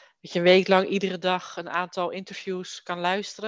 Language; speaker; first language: Dutch; native; Dutch